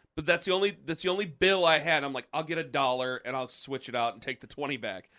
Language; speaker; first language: English; native; English